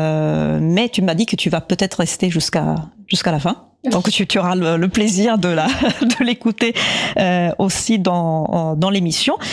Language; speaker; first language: French; native; French